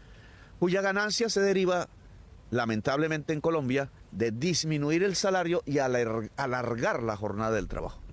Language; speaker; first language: Spanish; native; Spanish